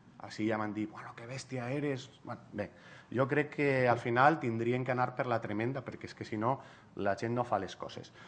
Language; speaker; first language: Catalan; non-native, local second language; Spanish